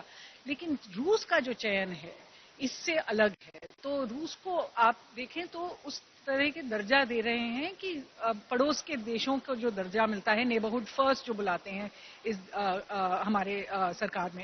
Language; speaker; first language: Hindi; native; Hindi